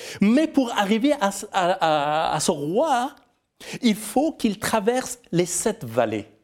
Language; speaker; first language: French; non-native, fluent; Persian